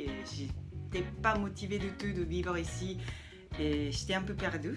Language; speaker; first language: French; non-native, learner; Japanese